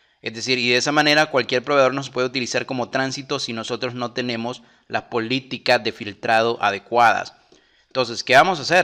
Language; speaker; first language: Spanish; native; Spanish